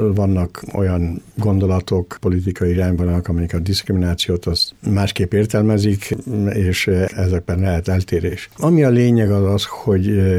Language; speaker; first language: Hungarian; early bilingual, other home language; Spanish